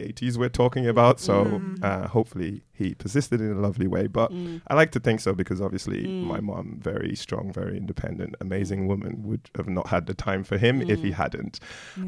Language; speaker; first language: English; native; English